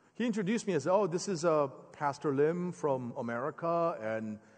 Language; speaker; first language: English; native; English